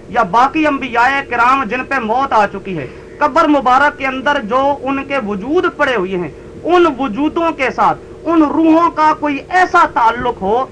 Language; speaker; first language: Urdu; native; Urdu